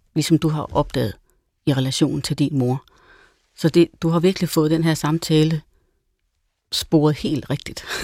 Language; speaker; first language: Danish; native; Danish